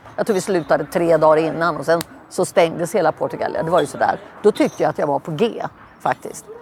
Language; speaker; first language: Swedish; native; Swedish